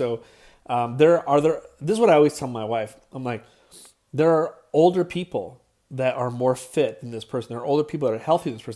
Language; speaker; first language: English; native; English